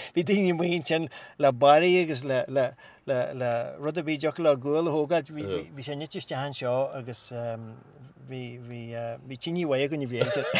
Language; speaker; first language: Irish; native; Irish